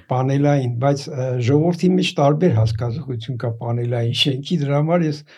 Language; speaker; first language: Armenian; native; Armenian